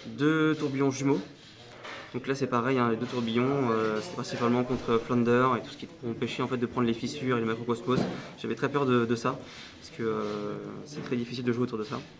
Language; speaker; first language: French; native; French